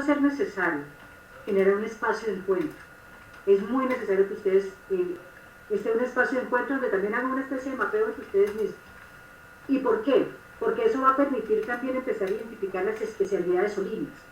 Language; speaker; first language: Spanish; native; Spanish